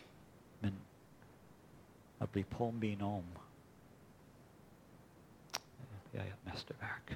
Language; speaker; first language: Swedish; non-native, fluent; English